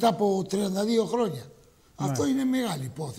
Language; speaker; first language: Greek; early bilingual, heritage; Greek